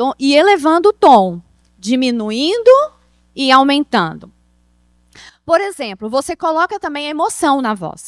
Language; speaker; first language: Portuguese; native; Portuguese